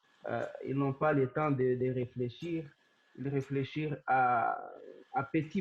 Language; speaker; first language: French; non-native, local second language; Swahili